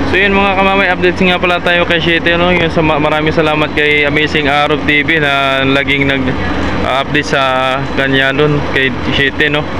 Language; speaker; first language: Filipino; non-native, local second language; Cebuano